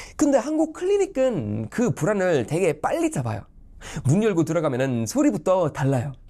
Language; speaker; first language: Korean; non-native, fluent; Swedish